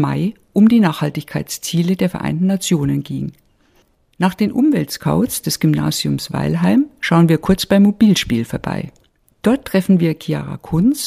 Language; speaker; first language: German; native; German